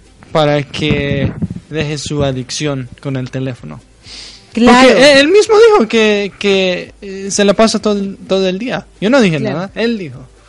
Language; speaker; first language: Spanish; early bilingual, heritage; Spanish